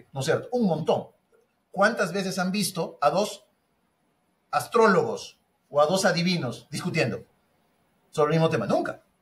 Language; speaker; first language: Spanish; native; Spanish